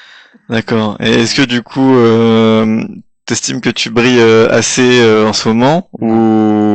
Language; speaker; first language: French; native; French